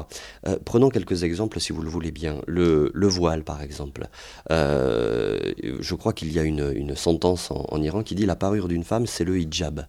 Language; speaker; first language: French; native; French